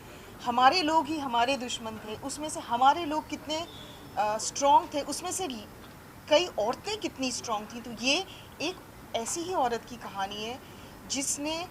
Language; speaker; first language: Hindi; native; Hindi